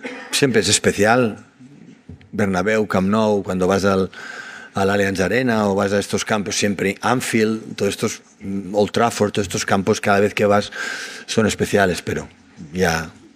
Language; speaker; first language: Spanish; non-native, local second language; Catalan